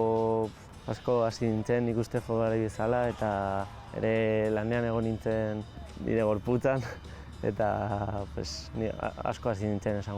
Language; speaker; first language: Basque; non-native, local second language; Spanish